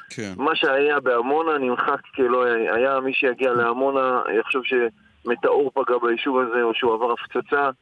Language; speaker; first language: Hebrew; native; Hebrew